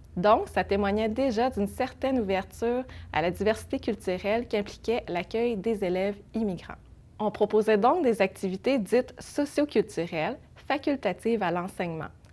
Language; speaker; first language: French; early bilingual, other home language; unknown